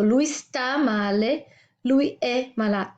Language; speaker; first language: Italian; non-native, fluent; English